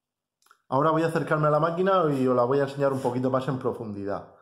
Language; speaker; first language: Spanish; native; Spanish